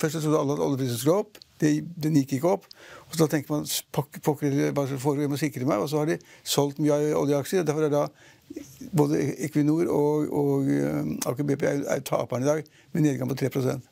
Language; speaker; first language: Norwegian; native; Norwegian